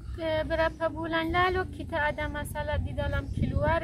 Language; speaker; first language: Indonesian; non-native, learner; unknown